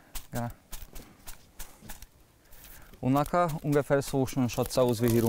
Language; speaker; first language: German; non-native, learner; Hungarian